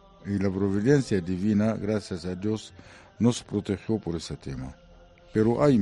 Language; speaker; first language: Spanish; non-native, fluent; Arabic